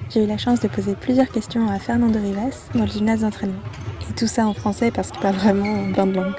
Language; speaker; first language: French; native; French